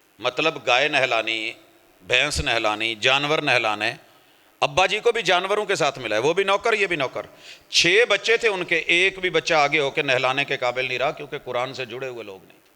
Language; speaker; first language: Urdu; non-native, local second language; Punjabi